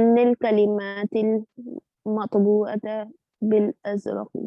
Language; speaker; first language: Arabic; non-native, learner; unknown